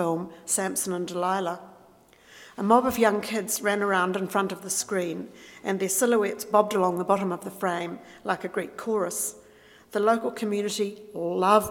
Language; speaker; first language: English; native; English